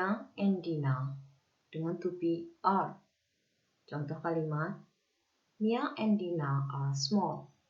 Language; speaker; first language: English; non-native, fluent; Indonesian